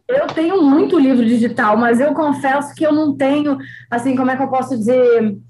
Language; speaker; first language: Portuguese; native; Portuguese